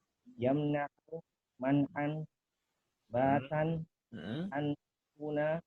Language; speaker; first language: Arabic; non-native, learner; Indonesian